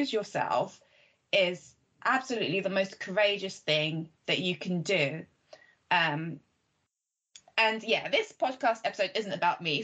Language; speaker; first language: English; native; English